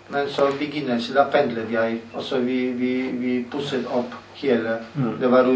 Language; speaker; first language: Norwegian; non-native, learner; Polish